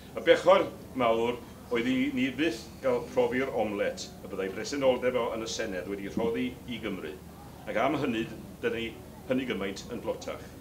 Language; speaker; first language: Welsh; native; Welsh